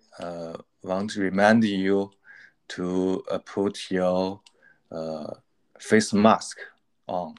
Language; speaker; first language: English; non-native, learner; Chinese